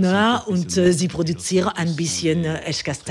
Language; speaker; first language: German; non-native, learner; French